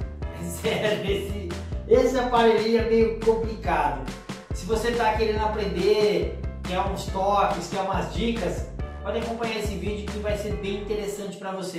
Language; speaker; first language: Portuguese; native; Portuguese